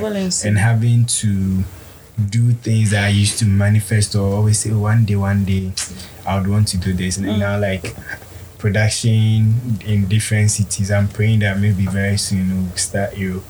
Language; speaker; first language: English; non-native, local second language; Akan